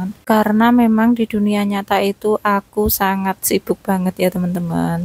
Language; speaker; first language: Indonesian; native; Indonesian